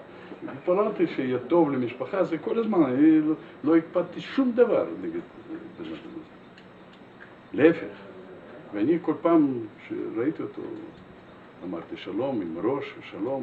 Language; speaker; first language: Hebrew; non-native, fluent; Russian